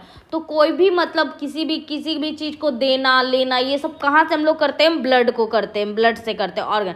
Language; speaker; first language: Hindi; native; Hindi